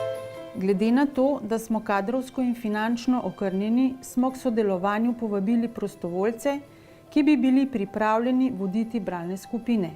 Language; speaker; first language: Slovenian; native; Slovenian